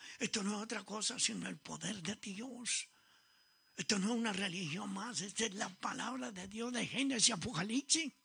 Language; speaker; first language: Spanish; early bilingual, other home language; Italian